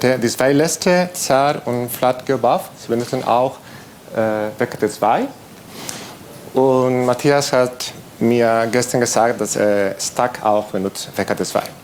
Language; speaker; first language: German; non-native, fluent; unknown